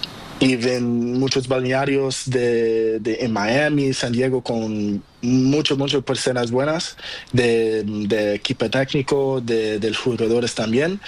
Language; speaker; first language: Spanish; non-native, learner; Portuguese